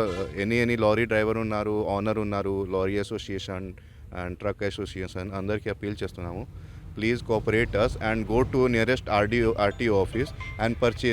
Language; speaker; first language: Telugu; non-native, learner; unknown